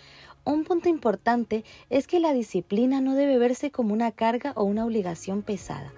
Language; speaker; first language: Spanish; native; Spanish